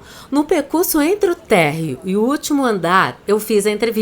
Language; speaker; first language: Portuguese; native; Portuguese